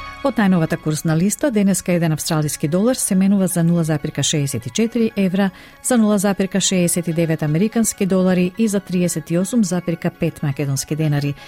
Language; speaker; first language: Macedonian; native; Macedonian